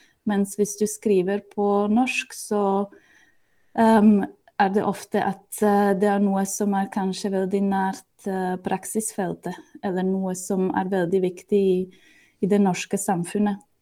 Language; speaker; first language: Norwegian; non-native, fluent; Slovak